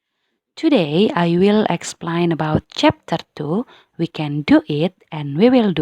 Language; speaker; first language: English; non-native, fluent; Indonesian